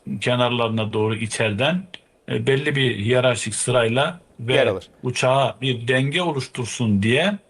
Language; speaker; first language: Turkish; native; Turkish